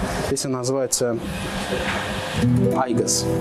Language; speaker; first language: Russian; non-native, fluent; Azerbaijani